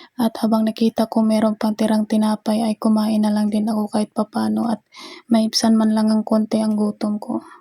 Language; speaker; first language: Filipino; non-native, local second language; Cebuano